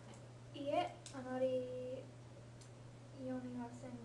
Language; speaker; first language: Japanese; non-native, learner; English